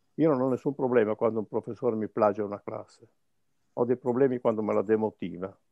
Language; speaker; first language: Italian; native; Italian